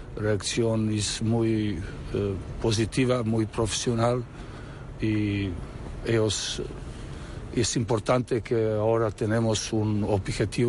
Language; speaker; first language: Spanish; non-native, learner; Serbian